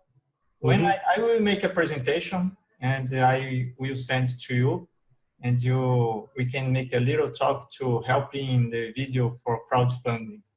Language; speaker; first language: English; non-native, learner; Portuguese